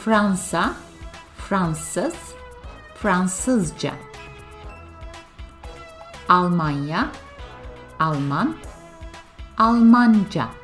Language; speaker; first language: Turkish; non-native, fluent; English